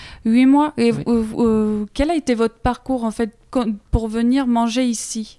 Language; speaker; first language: French; native; French